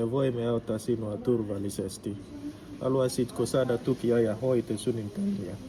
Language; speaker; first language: Finnish; non-native, learner; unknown